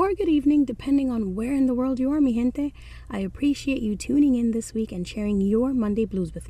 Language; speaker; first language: English; non-native, fluent; Spanish